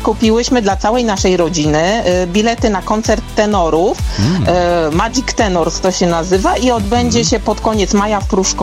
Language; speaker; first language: Polish; native; Polish